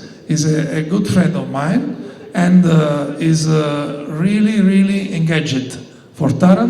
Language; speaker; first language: English; non-native, learner; Italian